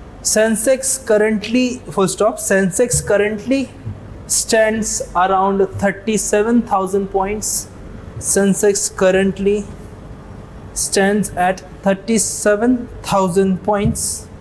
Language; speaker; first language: English; non-native, local second language; Hindi